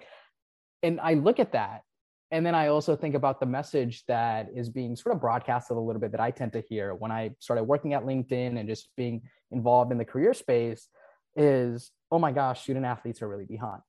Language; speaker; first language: English; non-native, local second language; Nepali